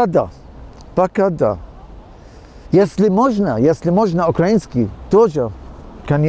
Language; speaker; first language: Ukrainian; non-native, learner; English